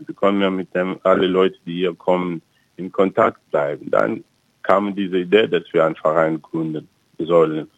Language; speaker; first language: German; non-native, fluent; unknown